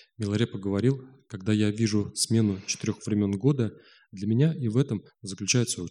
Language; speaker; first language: Russian; native; Russian